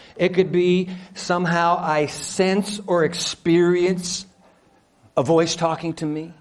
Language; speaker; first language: English; early bilingual, other home language; Japanese